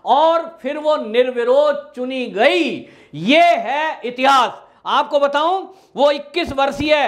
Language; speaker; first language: Hindi; native; Hindi